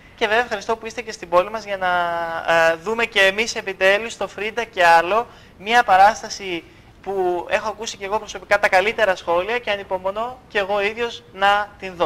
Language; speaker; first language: Greek; native; Greek